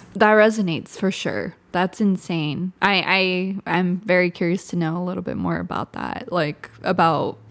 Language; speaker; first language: English; early bilingual, other home language; Spanish